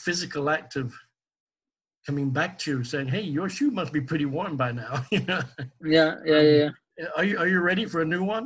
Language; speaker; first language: English; native; English